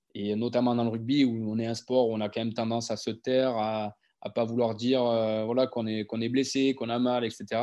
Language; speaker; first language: French; native; French